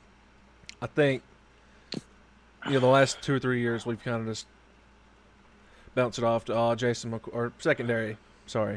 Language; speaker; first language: English; native; English